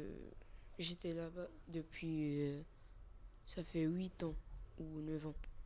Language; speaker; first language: French; non-native, learner; Arabic